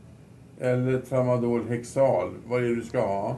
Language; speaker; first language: Swedish; native; Swedish